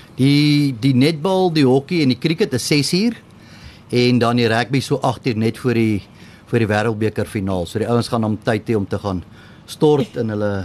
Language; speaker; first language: Afrikaans; native; Afrikaans